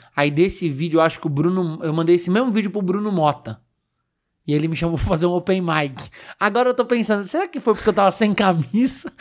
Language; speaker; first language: Portuguese; native; Portuguese